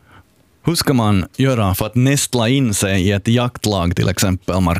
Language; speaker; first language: Swedish; native; Swedish